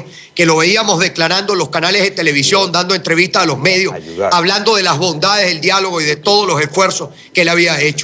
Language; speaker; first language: Spanish; native; Spanish